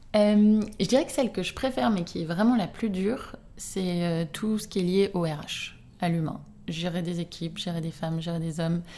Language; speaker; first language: French; native; French